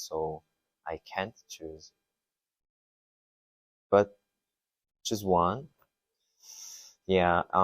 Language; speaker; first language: English; non-native, learner; Korean